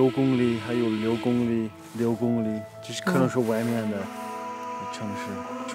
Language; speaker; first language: Chinese; non-native, learner; English